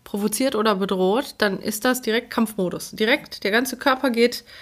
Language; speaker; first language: German; early bilingual, other home language; Polish